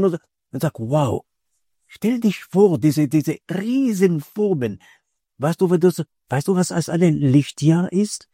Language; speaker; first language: German; non-native, fluent; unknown